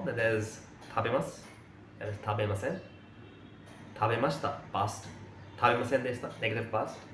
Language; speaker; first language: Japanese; non-native, fluent; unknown